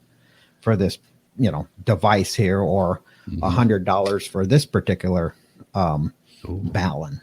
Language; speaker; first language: English; native; English